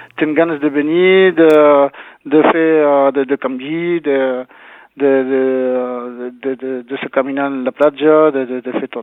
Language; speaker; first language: Catalan; non-native, local second language; French